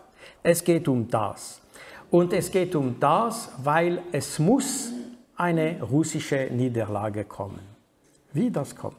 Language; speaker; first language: German; non-native, fluent; French